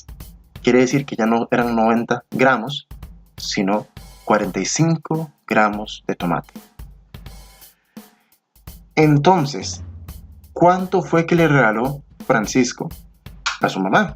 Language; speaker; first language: Spanish; native; Spanish